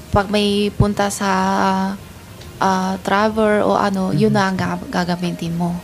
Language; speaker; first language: Filipino; non-native, learner; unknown